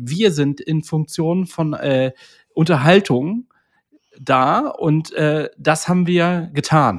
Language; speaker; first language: German; native; German